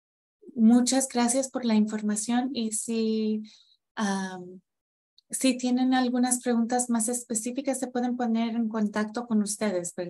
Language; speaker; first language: Spanish; non-native, fluent; English